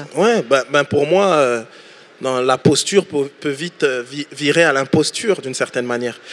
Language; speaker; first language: French; native; French